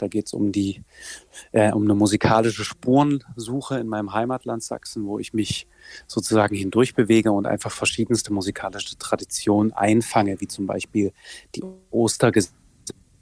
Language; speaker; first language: German; native; German